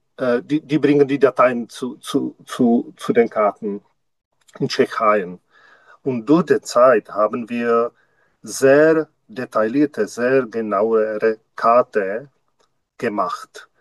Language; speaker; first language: German; non-native, learner; Czech